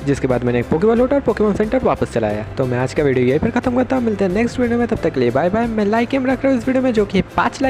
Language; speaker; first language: Hindi; native; Hindi